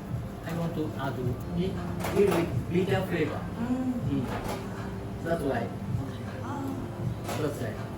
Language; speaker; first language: English; non-native, learner; Japanese